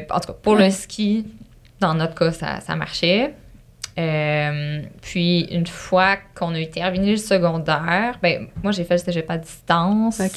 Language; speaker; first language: French; native; French